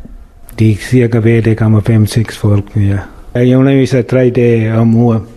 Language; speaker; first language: Danish; non-native, learner; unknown